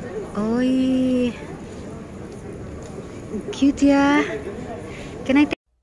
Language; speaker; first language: English; non-native, learner; Indonesian